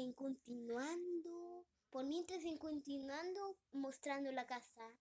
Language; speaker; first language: Spanish; native; Spanish